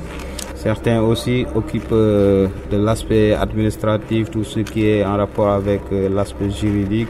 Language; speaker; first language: French; non-native, local second language; Wolof